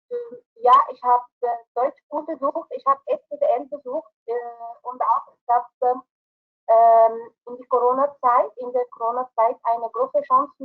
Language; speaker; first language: German; non-native, learner; Arabic